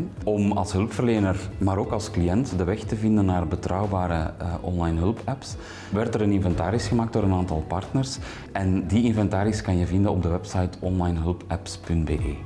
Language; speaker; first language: Dutch; native; Dutch